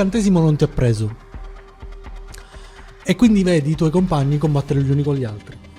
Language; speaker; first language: Italian; native; Italian